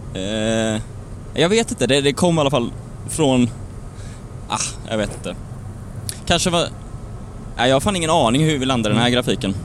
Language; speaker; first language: Swedish; native; Swedish